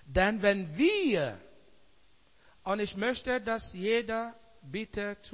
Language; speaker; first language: German; non-native, learner; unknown